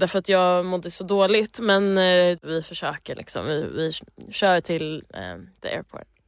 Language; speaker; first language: Swedish; early bilingual, heritage; English